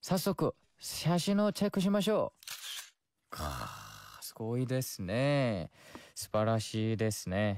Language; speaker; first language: Japanese; non-native, learner; Korean